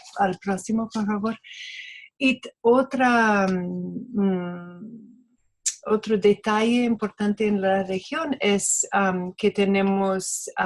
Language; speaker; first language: Spanish; non-native, fluent; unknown